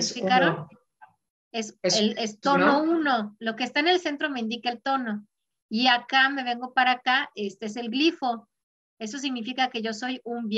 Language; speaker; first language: Spanish; native; Spanish